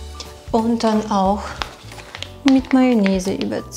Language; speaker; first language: German; non-native, fluent; Russian